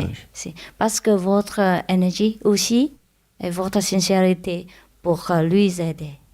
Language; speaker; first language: French; non-native, learner; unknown